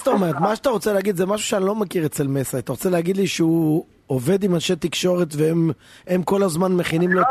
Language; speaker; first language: Hebrew; native; Hebrew